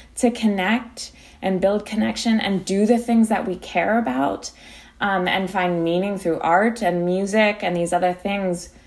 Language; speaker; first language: English; native; English